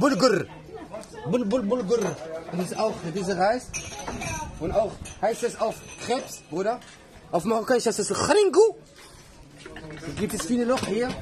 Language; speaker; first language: German; non-native, learner; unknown